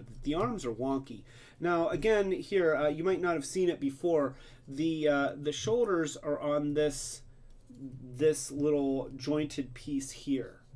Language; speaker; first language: English; native; English